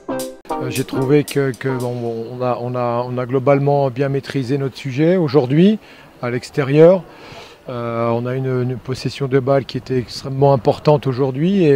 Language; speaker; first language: French; native; French